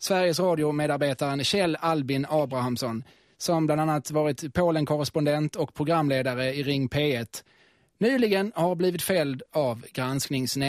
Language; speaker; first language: Swedish; native; Swedish